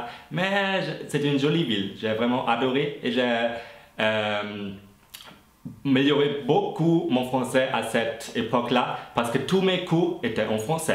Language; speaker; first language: French; non-native, fluent; German